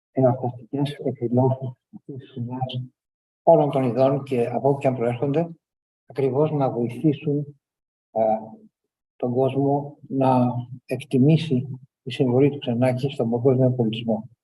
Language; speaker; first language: Greek; native; Greek